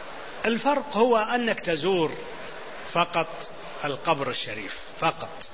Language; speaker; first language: Arabic; native; Arabic